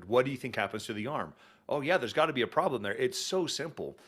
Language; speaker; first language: English; native; English